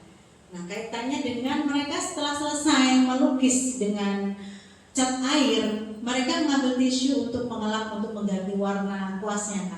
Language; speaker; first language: Indonesian; native; Indonesian